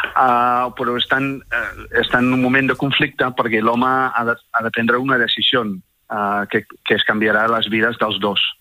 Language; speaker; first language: Catalan; non-native, fluent; English